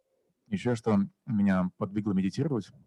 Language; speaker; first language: Russian; native; Russian